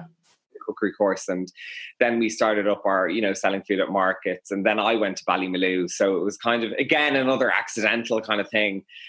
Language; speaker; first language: English; native; English